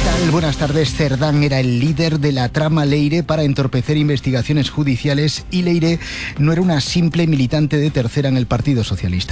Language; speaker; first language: Spanish; native; Spanish